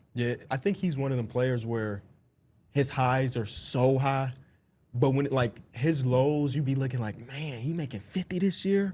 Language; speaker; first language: English; native; English